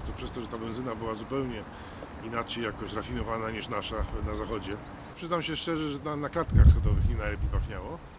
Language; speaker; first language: Polish; early bilingual, heritage; Polish